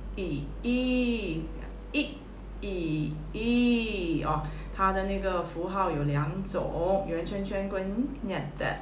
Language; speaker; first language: Chinese; early bilingual, heritage; Chinese